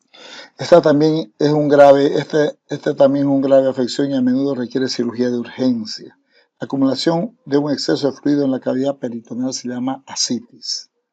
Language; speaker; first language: Spanish; native; Spanish